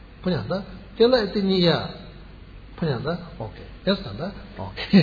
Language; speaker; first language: Russian; non-native, learner; Tibetan